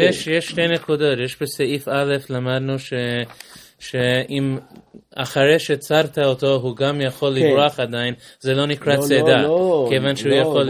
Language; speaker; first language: Hebrew; non-native, fluent; English